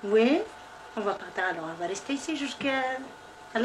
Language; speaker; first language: French; non-native, learner; Kabyle